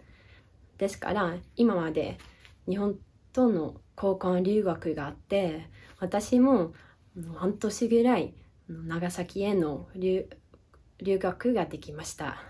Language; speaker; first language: Japanese; non-native, fluent; Dutch